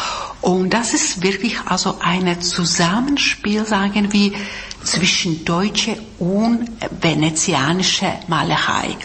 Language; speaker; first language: German; non-native, fluent; Czech